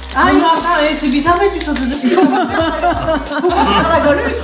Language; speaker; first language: French; native; French